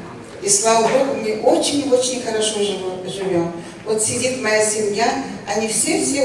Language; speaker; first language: Russian; non-native, local second language; Uzbek